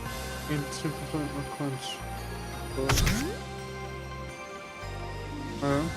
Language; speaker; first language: German; native; German